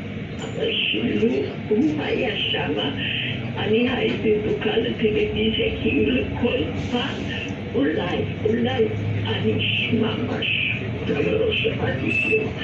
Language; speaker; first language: Hebrew; non-native, fluent; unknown